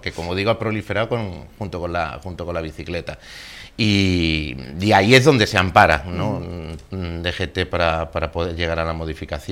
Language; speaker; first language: Spanish; native; Spanish